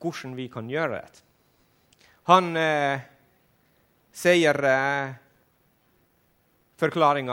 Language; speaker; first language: Swedish; non-native, learner; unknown